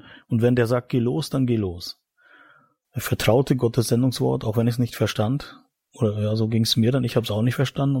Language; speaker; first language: German; native; German